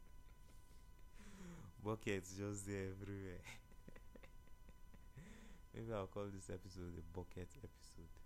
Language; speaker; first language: English; non-native, local second language; Igbo